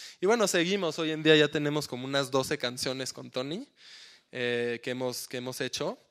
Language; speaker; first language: Spanish; early bilingual, heritage; Spanish